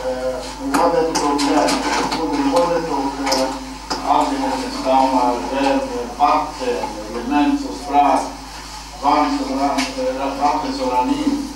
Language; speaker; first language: Swedish; non-native, fluent; Greek